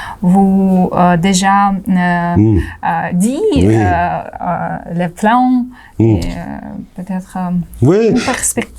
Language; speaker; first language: French; non-native, fluent; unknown